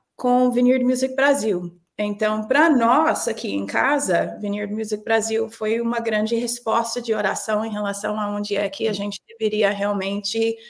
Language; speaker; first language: Portuguese; non-native, fluent; English